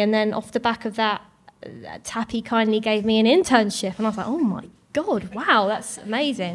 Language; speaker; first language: English; native; English